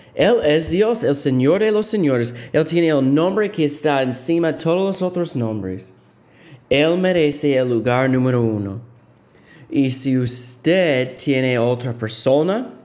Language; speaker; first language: Spanish; non-native, fluent; English